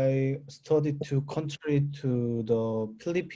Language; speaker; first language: English; non-native, learner; Korean